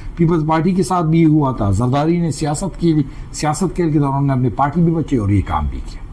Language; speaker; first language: Urdu; non-native, local second language; Pashto